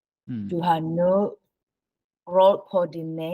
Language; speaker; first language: Danish; non-native, learner; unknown